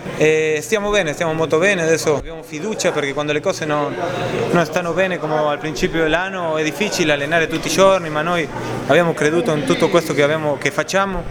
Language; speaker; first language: Italian; non-native, fluent; Spanish